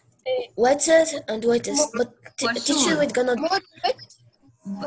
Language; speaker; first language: English; non-native, learner; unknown